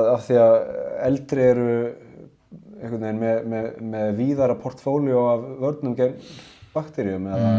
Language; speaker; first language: Icelandic; native; Icelandic